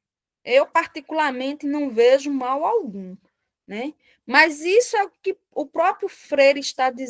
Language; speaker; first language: Portuguese; native; Portuguese